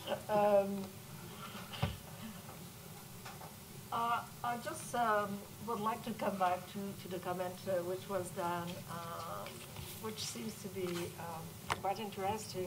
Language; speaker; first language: English; non-native, fluent; French